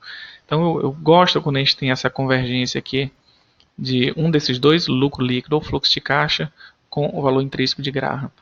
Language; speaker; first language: Portuguese; native; Portuguese